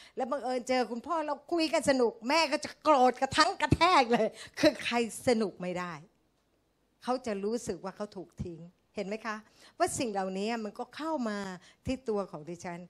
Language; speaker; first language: Thai; native; Thai